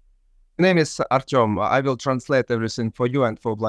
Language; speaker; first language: English; non-native, fluent; Russian